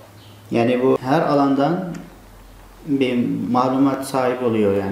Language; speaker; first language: Turkish; non-native, fluent; Uyghur